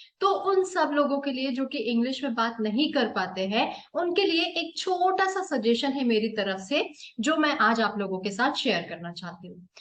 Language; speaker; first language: Hindi; native; Hindi